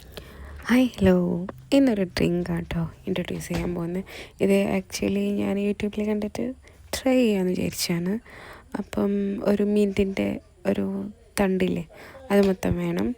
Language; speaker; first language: Malayalam; native; Malayalam